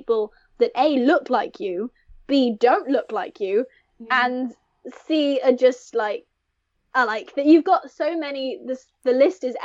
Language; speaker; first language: English; native; English